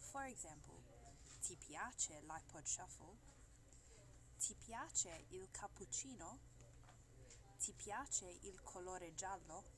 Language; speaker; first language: Italian; non-native, fluent; English